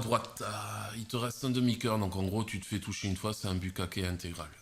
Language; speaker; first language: French; native; French